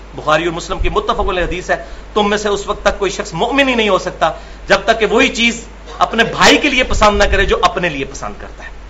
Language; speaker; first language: Urdu; non-native, local second language; Punjabi